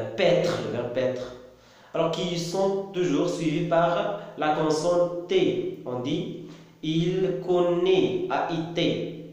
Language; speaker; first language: French; non-native, local second language; Arabic